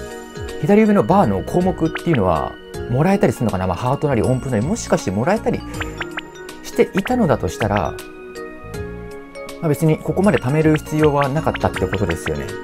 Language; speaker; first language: Japanese; native; Japanese